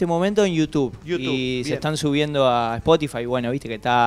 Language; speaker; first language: Spanish; native; Spanish